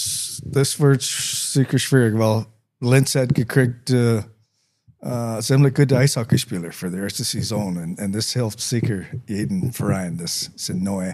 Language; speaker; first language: German; non-native, learner; English